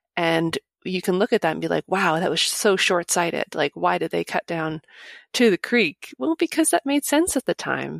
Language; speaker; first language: English; native; English